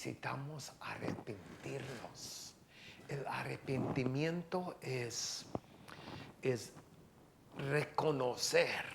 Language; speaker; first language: Spanish; non-native, fluent; English